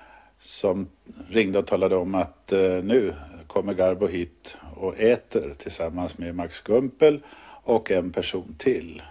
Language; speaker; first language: Swedish; native; Swedish